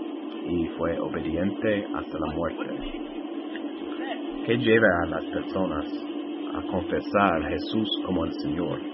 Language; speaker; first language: Spanish; non-native, fluent; English